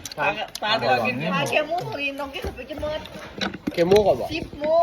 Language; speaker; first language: Thai; non-native, local second language; Lao